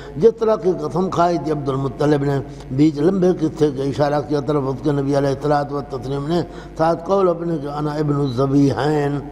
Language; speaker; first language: Urdu; non-native, local second language; Saraiki